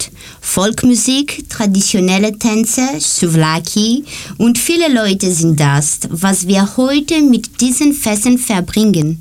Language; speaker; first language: German; non-native, learner; Greek